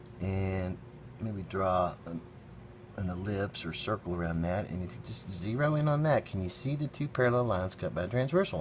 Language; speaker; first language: English; native; English